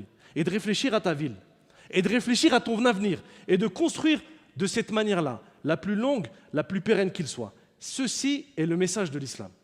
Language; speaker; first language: French; native; French